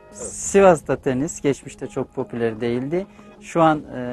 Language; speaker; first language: Turkish; native; Turkish